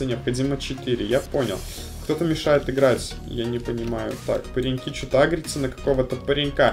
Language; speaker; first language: Russian; native; Russian